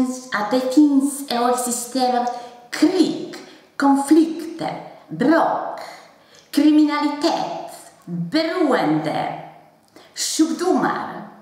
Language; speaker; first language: Swedish; non-native, fluent; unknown